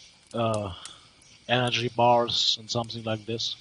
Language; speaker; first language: English; non-native, learner; German